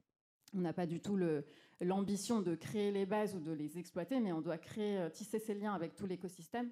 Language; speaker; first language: French; native; French